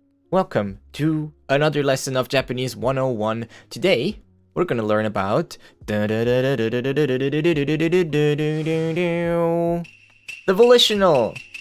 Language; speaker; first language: English; non-native, fluent; Swiss German